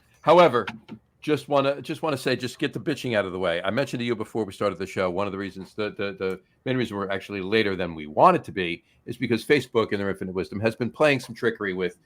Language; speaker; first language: English; native; English